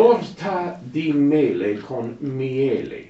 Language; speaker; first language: Italian; non-native, learner; English